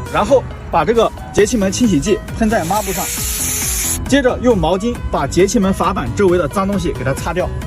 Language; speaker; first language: Chinese; native; Chinese